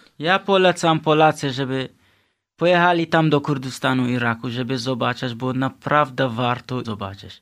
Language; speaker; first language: Polish; non-native, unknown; Kurdish